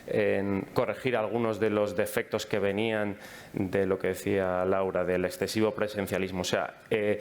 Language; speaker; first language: Spanish; native; Spanish